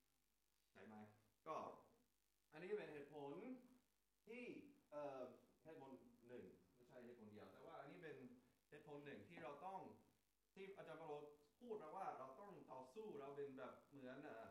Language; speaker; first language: Thai; non-native, fluent; English